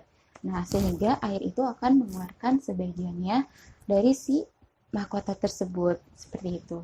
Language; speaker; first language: Indonesian; native; Indonesian